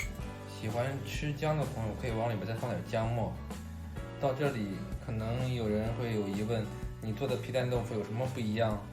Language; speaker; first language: Chinese; native; Chinese